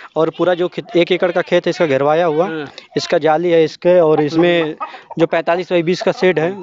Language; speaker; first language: Hindi; native; Hindi